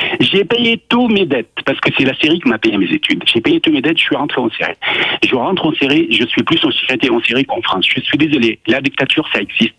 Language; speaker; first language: French; non-native, fluent; Arabic